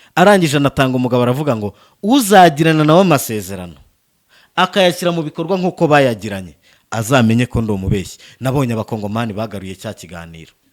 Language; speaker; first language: Kinyarwanda; native; Kinyarwanda